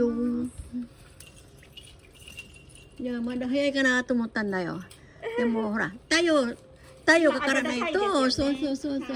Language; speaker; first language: Japanese; non-native, learner; Filipino